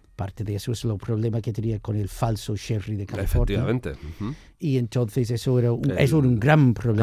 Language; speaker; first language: Spanish; non-native, fluent; English